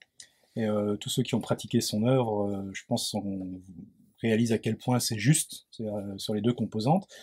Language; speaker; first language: French; native; French